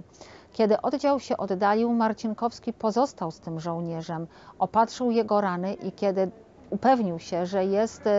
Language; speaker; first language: Polish; native; Polish